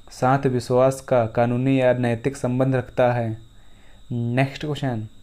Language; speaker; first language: Hindi; native; Hindi